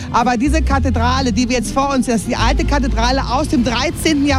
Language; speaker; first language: German; native; German